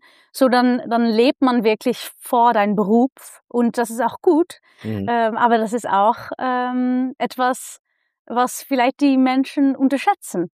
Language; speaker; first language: German; non-native, fluent; Dutch